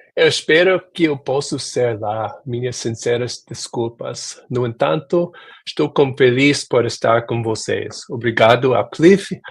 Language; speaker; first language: Portuguese; non-native, learner; English